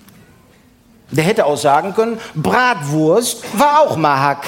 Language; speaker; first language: German; native; German